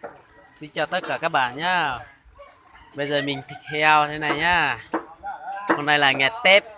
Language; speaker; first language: Vietnamese; non-native, local second language; Hmong